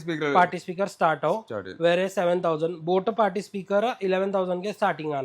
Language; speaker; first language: Malayalam; non-native, fluent; Hindi